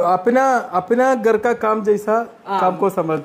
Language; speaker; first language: Hindi; non-native, learner; Malayalam